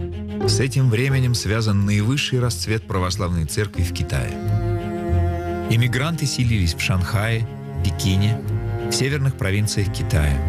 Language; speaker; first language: Russian; native; Russian